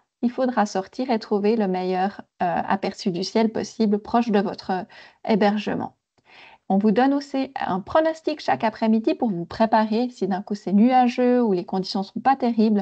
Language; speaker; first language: French; native; French